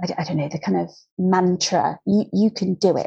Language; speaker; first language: English; native; English